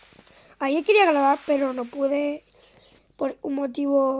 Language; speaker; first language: Spanish; native; Spanish